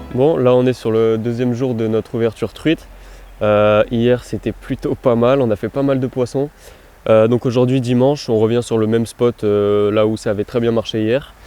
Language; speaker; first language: French; native; French